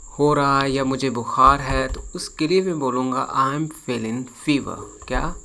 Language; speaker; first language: Urdu; native; Urdu